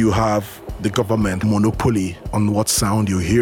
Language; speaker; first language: English; non-native, local second language; Igbo